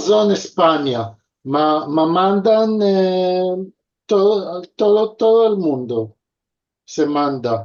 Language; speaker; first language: Spanish; early bilingual, heritage; Ladino